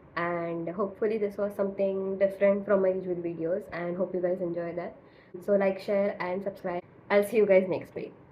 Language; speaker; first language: English; non-native, local second language; Marathi